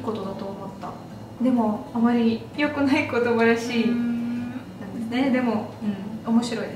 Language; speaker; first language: Japanese; non-native, fluent; Russian